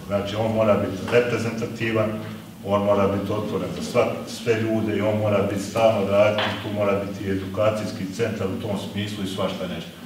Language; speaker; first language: Bosnian; native; Bosnian